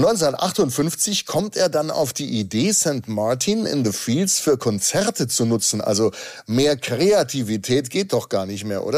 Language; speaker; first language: German; native; German